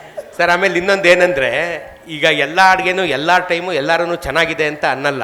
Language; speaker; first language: Kannada; native; Kannada